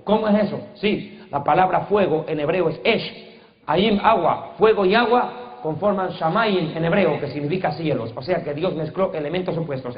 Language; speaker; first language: Spanish; native; Spanish